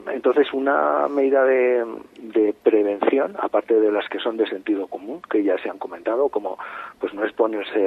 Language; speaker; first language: Spanish; native; Spanish